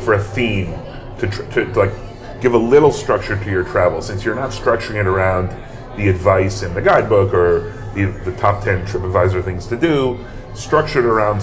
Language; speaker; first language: English; native; English